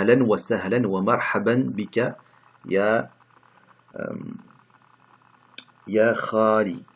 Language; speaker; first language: Arabic; non-native, fluent; French